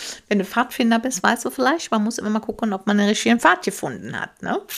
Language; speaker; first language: German; native; German